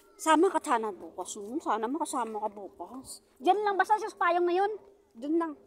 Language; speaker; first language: Filipino; non-native, local second language; Hiligaynon